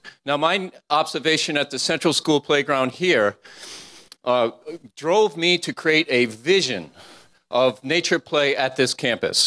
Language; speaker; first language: English; native; English